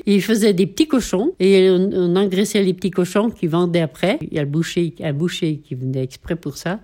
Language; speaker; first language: French; native; French